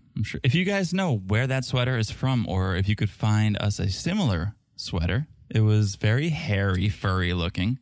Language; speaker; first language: English; early bilingual, other home language; Russian